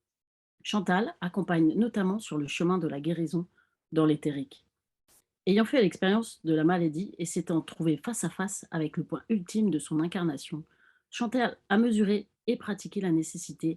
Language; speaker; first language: French; native; French